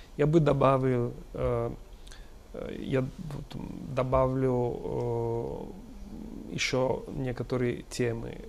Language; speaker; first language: Russian; non-native, fluent; Italian